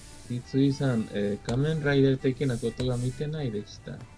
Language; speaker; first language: Japanese; non-native, learner; Spanish